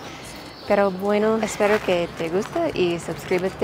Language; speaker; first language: Spanish; non-native, learner; English